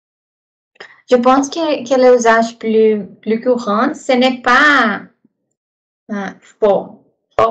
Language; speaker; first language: French; non-native, learner; Portuguese